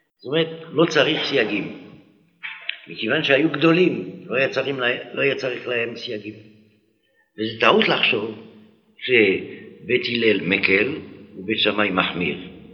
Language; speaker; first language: Hebrew; non-native, fluent; French